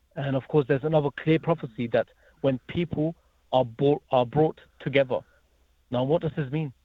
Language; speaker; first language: English; native; English